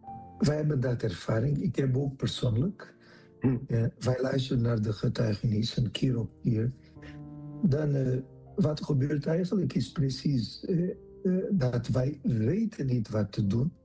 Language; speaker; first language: Dutch; non-native, learner; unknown